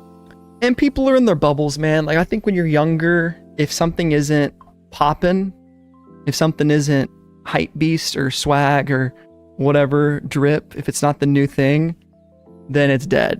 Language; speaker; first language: English; native; English